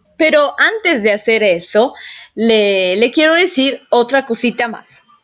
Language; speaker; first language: Spanish; non-native, fluent; Italian